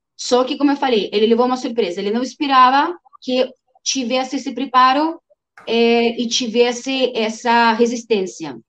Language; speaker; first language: Portuguese; non-native, fluent; Ukrainian